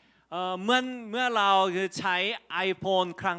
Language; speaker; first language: Thai; non-native, fluent; Korean